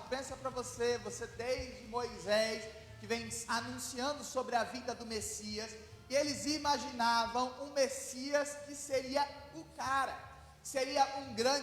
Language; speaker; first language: Portuguese; native; Portuguese